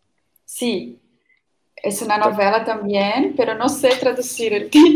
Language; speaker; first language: Spanish; non-native, fluent; Portuguese